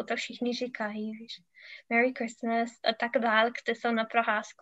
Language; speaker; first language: Czech; non-native, learner; English